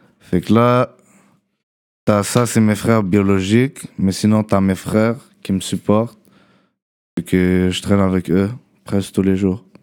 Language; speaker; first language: French; early bilingual, other home language; Arabic